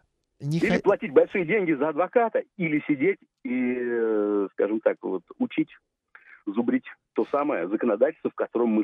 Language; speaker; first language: Russian; native; Russian